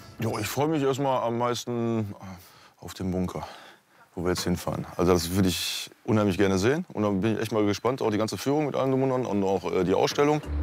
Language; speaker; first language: German; native; German